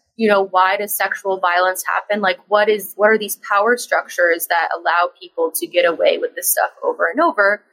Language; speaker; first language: English; native; English